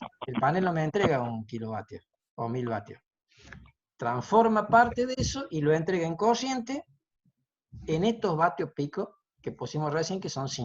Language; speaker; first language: Spanish; native; Spanish